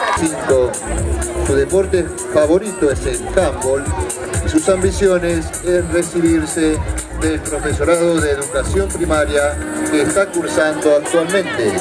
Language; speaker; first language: Spanish; native; Spanish